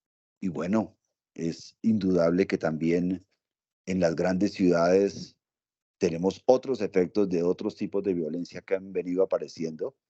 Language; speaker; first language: Spanish; native; Spanish